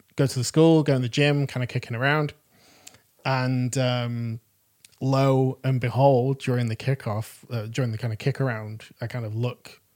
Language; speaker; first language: English; native; English